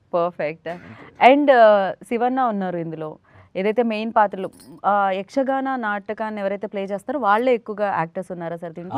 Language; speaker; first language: Telugu; native; Telugu